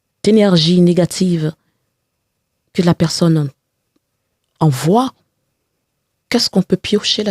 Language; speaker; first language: French; non-native, local second language; Haitian Creole